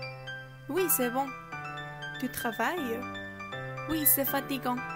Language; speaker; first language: French; non-native, learner; Spanish